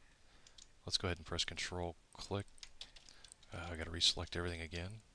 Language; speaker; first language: English; native; English